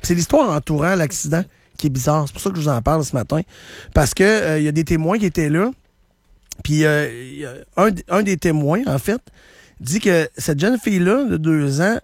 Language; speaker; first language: French; native; French